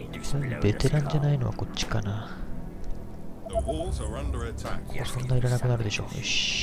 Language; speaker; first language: Japanese; native; Japanese